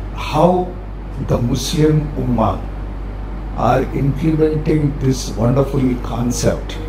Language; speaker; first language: English; non-native, local second language; Urdu